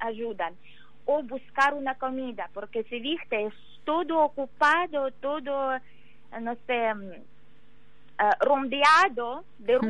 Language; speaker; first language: Spanish; non-native, learner; Ukrainian